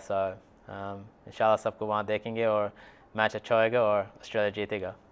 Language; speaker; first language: Urdu; early bilingual, heritage; Urdu